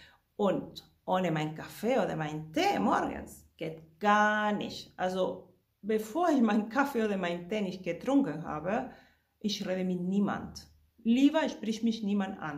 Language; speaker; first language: German; non-native, fluent; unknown